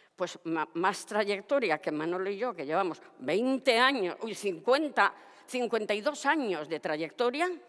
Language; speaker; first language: Basque; non-native, local second language; Spanish